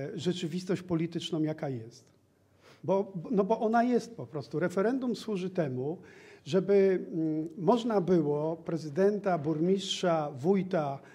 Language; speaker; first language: Polish; native; Polish